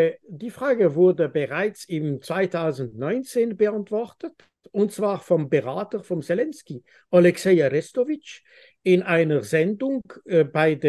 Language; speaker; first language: German; non-native, fluent; French